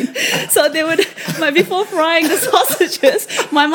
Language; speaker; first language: English; non-native, local second language; Japanese